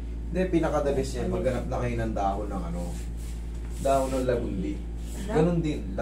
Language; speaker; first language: Filipino; native; Filipino